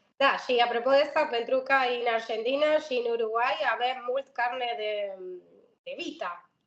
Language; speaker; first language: Romanian; non-native, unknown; Spanish